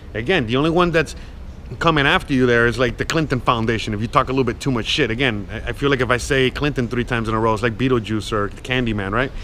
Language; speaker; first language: English; native; English